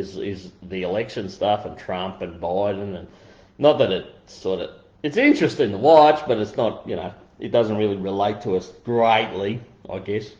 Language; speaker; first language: English; native; English